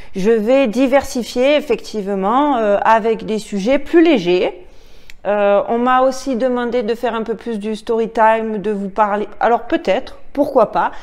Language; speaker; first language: French; native; French